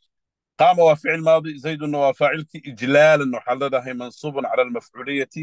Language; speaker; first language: Arabic; non-native, local second language; Somali